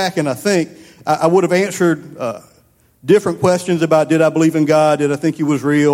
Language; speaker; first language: English; native; English